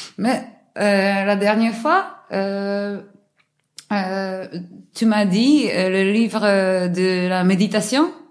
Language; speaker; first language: French; non-native, learner; Polish